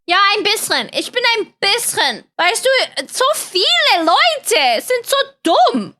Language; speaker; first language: German; non-native, learner; English